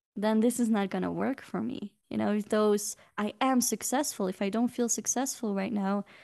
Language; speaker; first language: English; non-native, fluent; Dutch